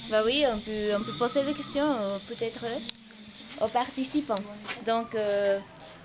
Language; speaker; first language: French; non-native, fluent; Spanish